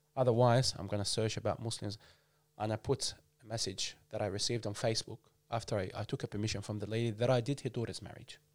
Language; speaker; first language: English; non-native, fluent; Arabic